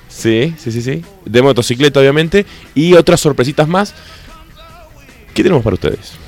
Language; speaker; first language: Spanish; native; Spanish